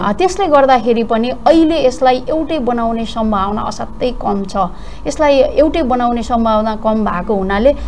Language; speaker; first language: Nepali; non-native, local second language; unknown